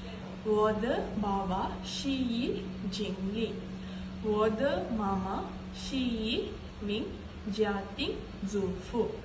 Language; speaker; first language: Chinese; non-native, learner; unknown